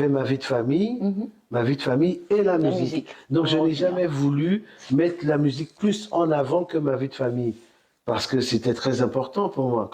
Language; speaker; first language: French; native; French